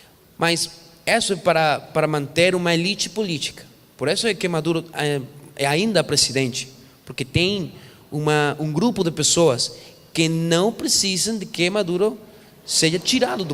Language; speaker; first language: Portuguese; non-native, fluent; Spanish